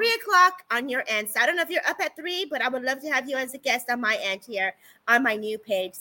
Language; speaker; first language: English; native; English